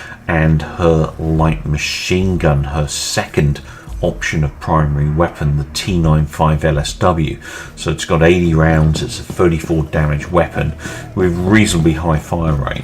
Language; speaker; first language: English; native; English